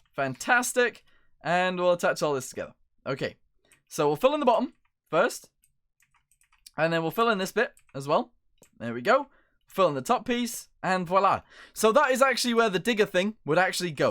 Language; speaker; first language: English; native; English